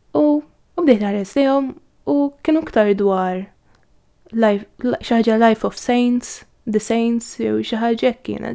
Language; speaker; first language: Maltese; native; Maltese